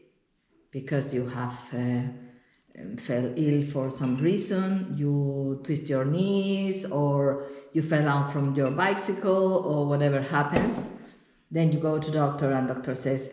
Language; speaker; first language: English; non-native, fluent; Spanish